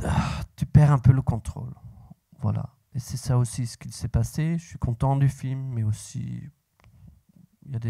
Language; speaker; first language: French; non-native, local second language; Dutch